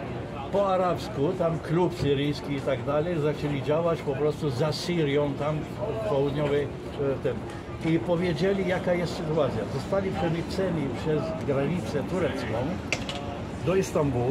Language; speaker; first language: Polish; non-native, fluent; Arabic